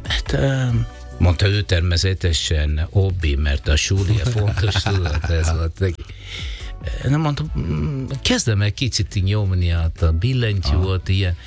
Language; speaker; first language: Hungarian; non-native, fluent; Italian